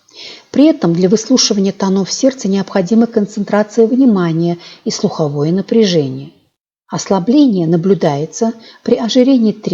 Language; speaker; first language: Russian; native; Russian